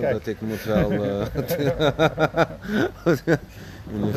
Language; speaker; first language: Dutch; non-native, fluent; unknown